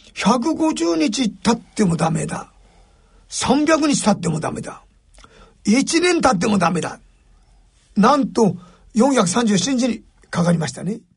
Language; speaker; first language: Japanese; native; Japanese